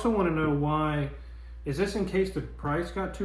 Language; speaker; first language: English; native; English